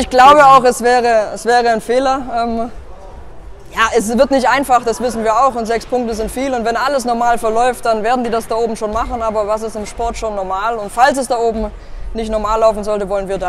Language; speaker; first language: German; native; German